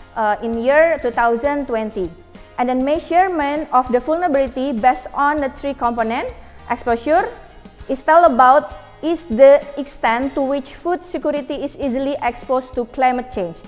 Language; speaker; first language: English; non-native, learner; Indonesian